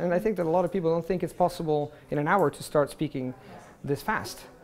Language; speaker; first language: English; non-native, fluent; Italian